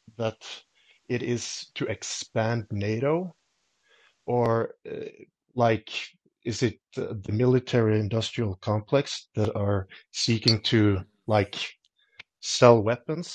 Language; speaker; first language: English; non-native, fluent; Norwegian